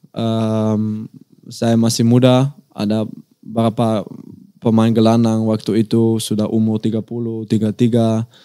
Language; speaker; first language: Indonesian; non-native, learner; Dutch